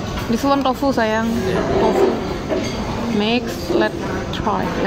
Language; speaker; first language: English; non-native, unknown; Indonesian